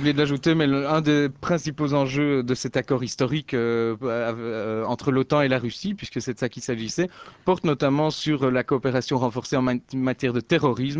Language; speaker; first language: French; native; French